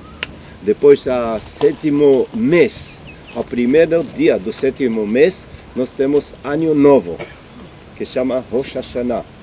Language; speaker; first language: Portuguese; non-native, learner; Hebrew